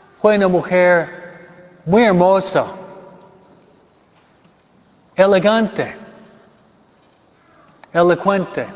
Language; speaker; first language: Spanish; non-native, fluent; English